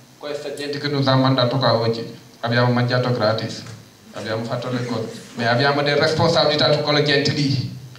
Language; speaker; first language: Italian; non-native, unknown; Wolof